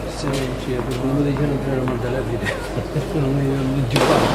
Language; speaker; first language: Spanish; native; Spanish